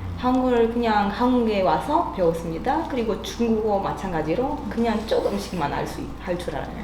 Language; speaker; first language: Korean; non-native, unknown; Romanian